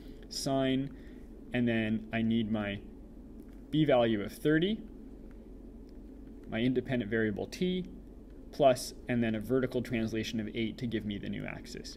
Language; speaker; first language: English; native; English